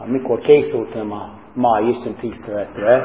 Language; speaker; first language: Hungarian; non-native, fluent; English